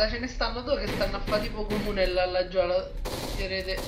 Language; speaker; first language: Italian; native; Italian